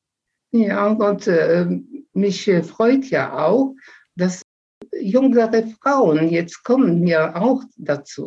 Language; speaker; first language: German; non-native, fluent; Polish